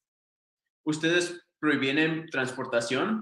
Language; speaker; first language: Spanish; early bilingual, other home language; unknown